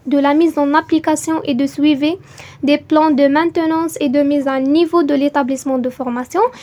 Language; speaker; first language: French; non-native, local second language; Arabic